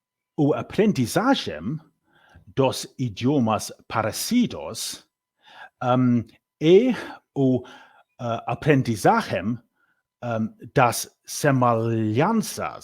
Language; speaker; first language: Portuguese; non-native, learner; English